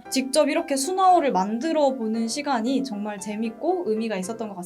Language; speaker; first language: Korean; native; Korean